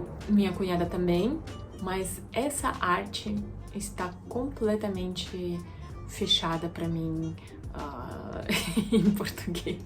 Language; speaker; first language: Portuguese; non-native, fluent; Russian